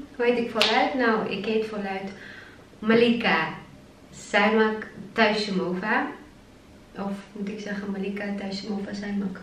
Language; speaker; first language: Dutch; early bilingual, other home language; Chechen